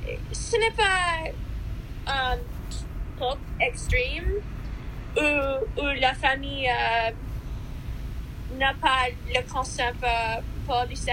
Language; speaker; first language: French; non-native, learner; English